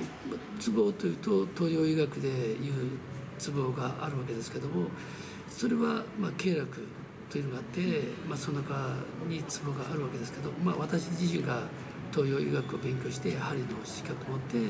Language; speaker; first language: Japanese; early bilingual, other home language; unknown